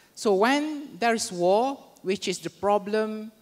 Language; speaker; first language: English; non-native, local second language; Malay